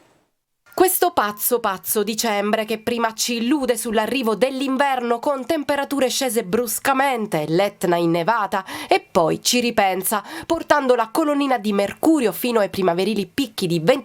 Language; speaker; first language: Italian; native; Italian